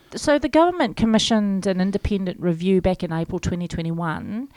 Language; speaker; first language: English; native; English